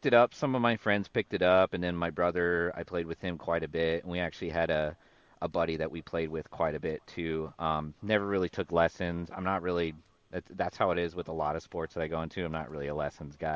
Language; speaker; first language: English; native; English